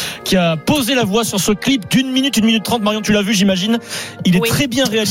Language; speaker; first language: French; native; French